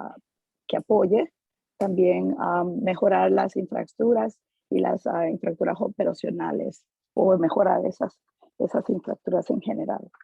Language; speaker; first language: Spanish; native; Spanish